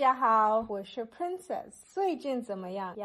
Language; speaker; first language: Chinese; non-native, learner; English